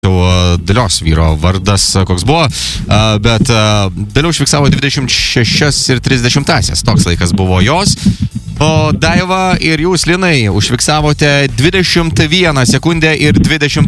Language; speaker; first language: Lithuanian; native; Lithuanian